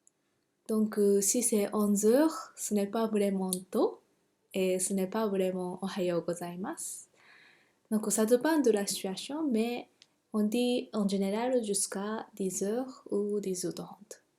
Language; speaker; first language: French; non-native, fluent; Japanese